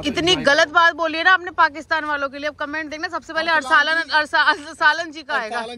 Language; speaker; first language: Hindi; native; Hindi